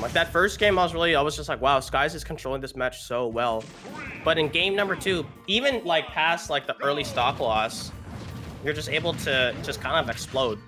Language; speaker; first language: English; native; English